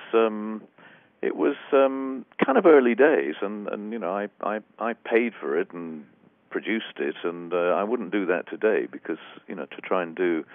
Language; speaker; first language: English; native; English